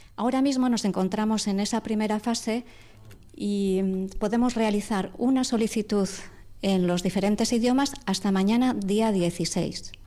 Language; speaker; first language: Spanish; native; Spanish